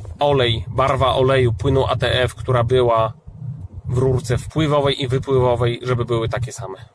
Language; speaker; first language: Polish; native; Polish